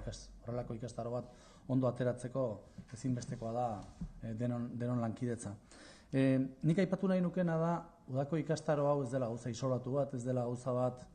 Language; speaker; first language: Basque; native; Basque